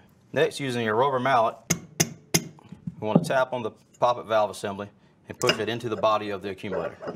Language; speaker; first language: English; native; English